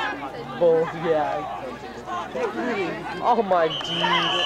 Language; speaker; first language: English; native; English